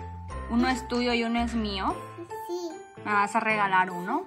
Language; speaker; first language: Spanish; native; Spanish